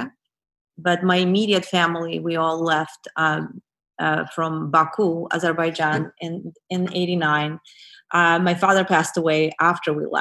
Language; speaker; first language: English; non-native, fluent; Azerbaijani